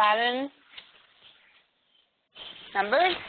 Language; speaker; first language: German; non-native, learner; Hebrew